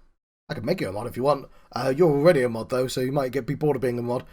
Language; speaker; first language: English; native; English